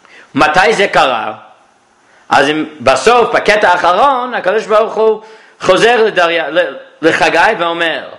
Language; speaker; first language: Hebrew; non-native, fluent; English